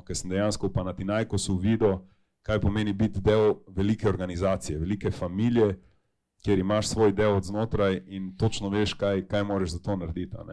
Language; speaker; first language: Slovenian; native; Slovenian